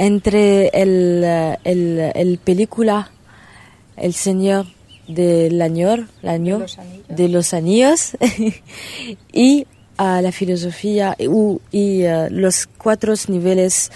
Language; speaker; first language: Spanish; non-native, learner; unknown